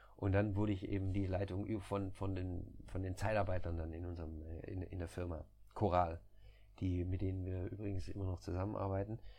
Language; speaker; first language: German; native; German